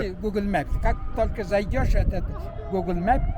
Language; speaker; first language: Russian; non-native, fluent; Mongolian